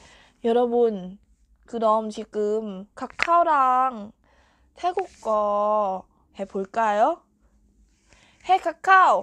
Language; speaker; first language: Korean; non-native, fluent; Thai